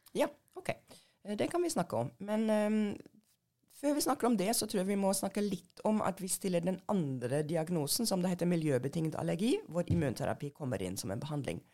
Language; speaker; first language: Norwegian; non-native, fluent; German